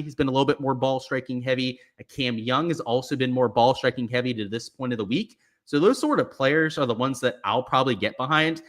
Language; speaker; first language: English; native; English